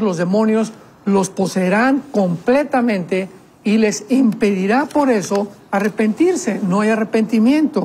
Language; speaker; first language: Spanish; native; Spanish